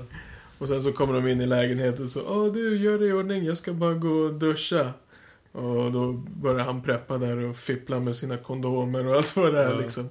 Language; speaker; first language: Swedish; native; Swedish